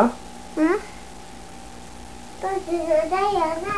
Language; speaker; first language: Japanese; native; Japanese